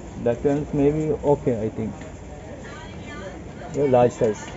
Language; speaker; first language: English; non-native, learner; Tamil